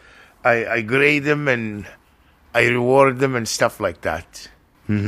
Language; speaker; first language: English; non-native, fluent; Arabic